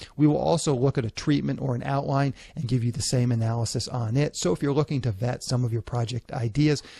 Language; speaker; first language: English; native; English